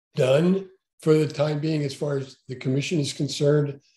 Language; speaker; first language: English; native; English